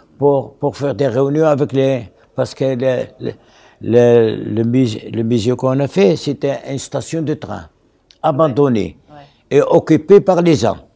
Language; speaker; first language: French; non-native, local second language; Arabic